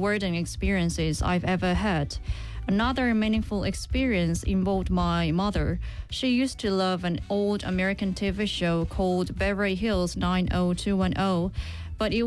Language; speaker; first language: English; non-native, fluent; Korean